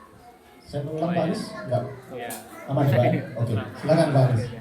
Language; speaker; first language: Indonesian; native; Indonesian